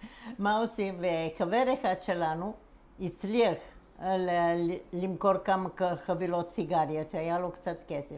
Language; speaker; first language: Hebrew; non-native, fluent; Bulgarian